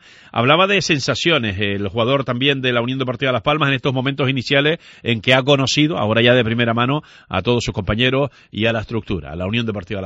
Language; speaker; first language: Spanish; native; Spanish